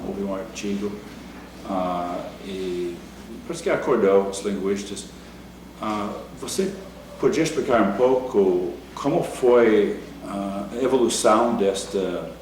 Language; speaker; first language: Portuguese; non-native, fluent; English